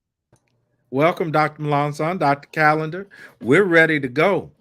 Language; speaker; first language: English; native; English